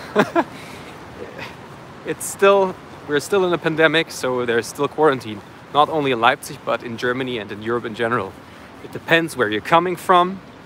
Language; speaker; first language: English; non-native, fluent; German